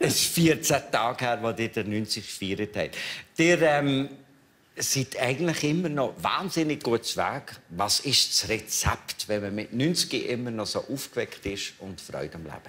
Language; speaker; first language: German; native; German